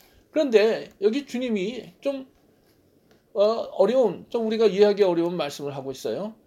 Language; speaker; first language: Korean; native; Korean